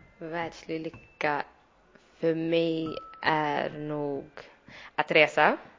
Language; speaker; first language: Swedish; early bilingual, other home language; Somali